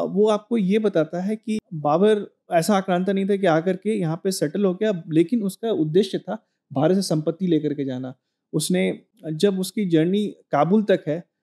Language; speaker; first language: Hindi; native; Hindi